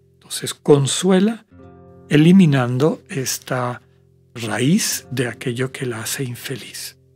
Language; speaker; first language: Spanish; native; Spanish